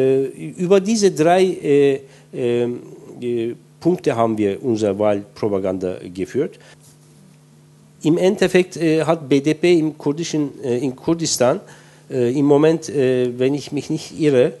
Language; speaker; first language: German; non-native, fluent; Turkish